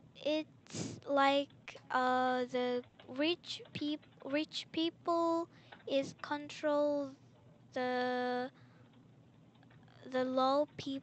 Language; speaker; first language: English; non-native, learner; Korean